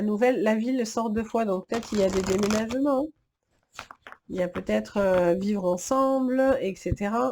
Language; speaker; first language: French; native; French